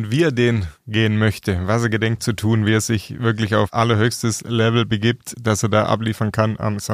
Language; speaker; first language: German; native; German